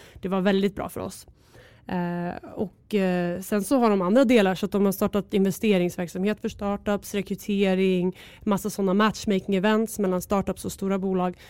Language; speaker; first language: Swedish; native; Swedish